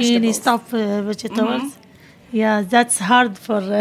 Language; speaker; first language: English; non-native, learner; Arabic